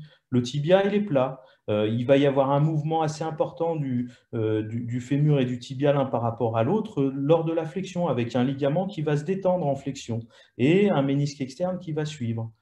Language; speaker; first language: French; native; French